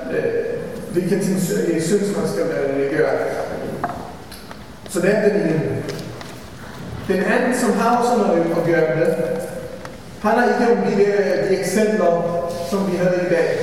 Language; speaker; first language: Danish; non-native, fluent; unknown